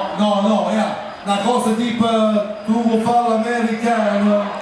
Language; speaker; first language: Italian; native; Italian